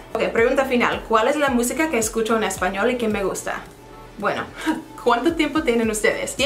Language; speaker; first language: Spanish; non-native, fluent; English